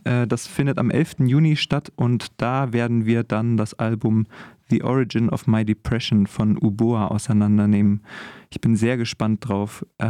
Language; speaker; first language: German; native; German